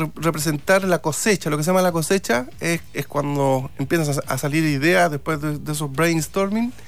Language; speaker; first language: Spanish; native; Spanish